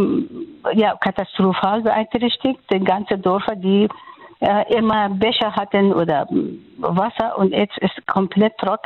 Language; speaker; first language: German; non-native, fluent; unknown